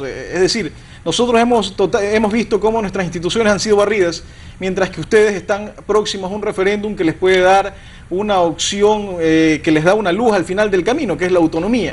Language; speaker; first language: Spanish; native; Spanish